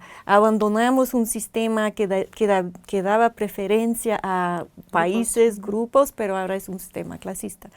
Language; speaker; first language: Spanish; non-native, fluent; French